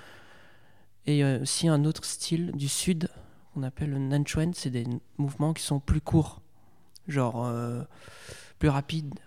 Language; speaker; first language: French; native; French